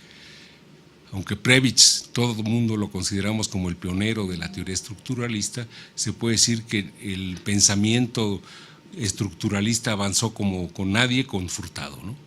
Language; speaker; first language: Spanish; native; Spanish